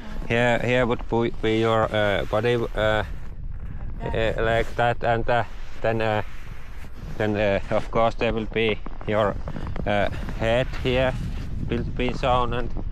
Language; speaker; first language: English; non-native, learner; Finnish